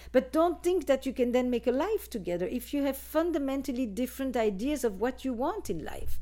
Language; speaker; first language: English; non-native, fluent; Dutch